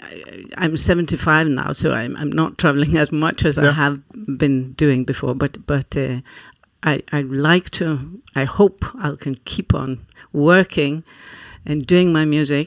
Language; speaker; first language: English; non-native, fluent; Faroese